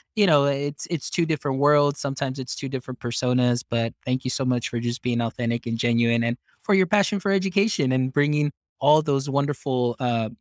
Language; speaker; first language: English; early bilingual, other home language; Spanish